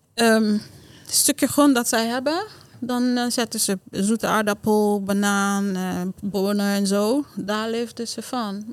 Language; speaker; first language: Dutch; non-native, learner; Haitian Creole